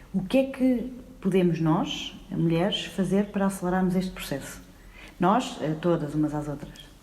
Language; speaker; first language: Portuguese; native; Portuguese